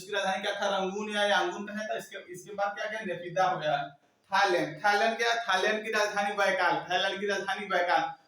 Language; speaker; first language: Hindi; native; Hindi